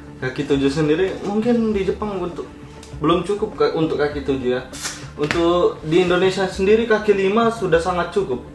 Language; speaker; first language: Indonesian; native; Indonesian